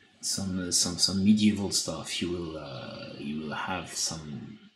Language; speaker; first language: English; non-native, fluent; French